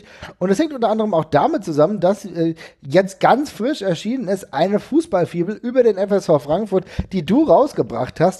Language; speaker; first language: German; native; German